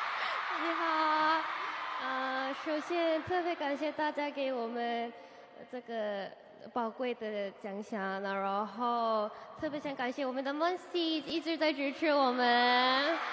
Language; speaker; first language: Chinese; non-native, fluent; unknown